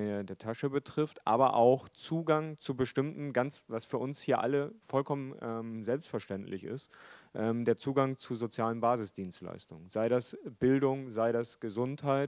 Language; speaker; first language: German; native; German